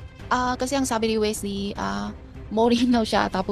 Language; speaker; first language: Filipino; non-native, learner; Chinese